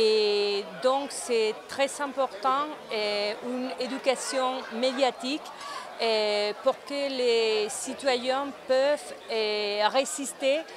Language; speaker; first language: French; non-native, fluent; Spanish